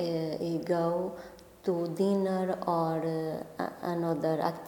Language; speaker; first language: English; non-native, learner; Portuguese